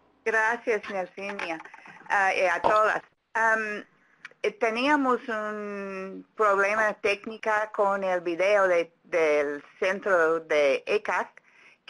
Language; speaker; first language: Spanish; non-native, fluent; English